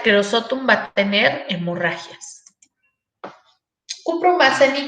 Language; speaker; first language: Spanish; native; Spanish